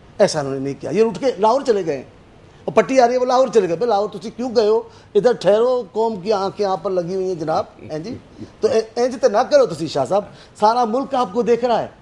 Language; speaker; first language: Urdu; non-native, local second language; Sindhi